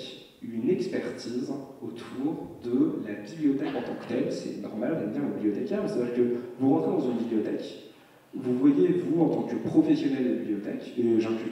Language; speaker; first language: French; native; French